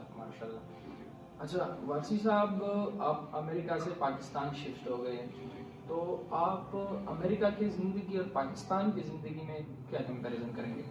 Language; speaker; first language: Urdu; native; Urdu